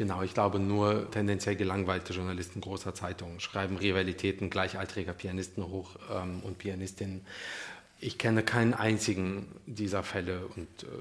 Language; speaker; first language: German; early bilingual, other home language; Russian